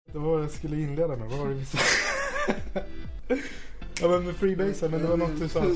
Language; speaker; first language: Swedish; native; Swedish